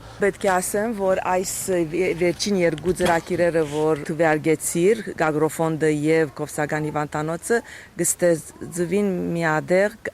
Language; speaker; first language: Armenian; early bilingual, heritage; Armenian